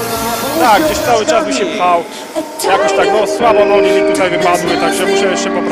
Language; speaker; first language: Polish; native; Polish